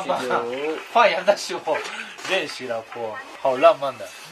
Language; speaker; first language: Chinese; non-native, fluent; Japanese